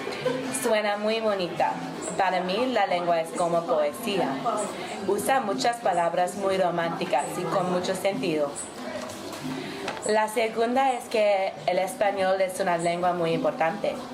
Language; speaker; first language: Spanish; non-native, learner; English